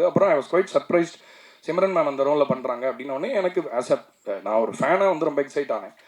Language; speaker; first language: Tamil; native; Tamil